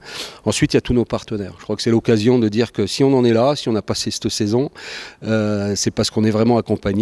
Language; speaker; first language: French; native; French